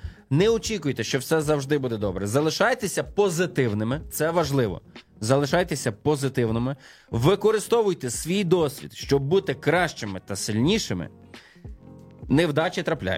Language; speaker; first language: Ukrainian; native; Ukrainian